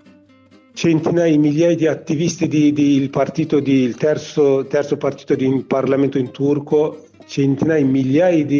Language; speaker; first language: Italian; non-native, learner; Kurdish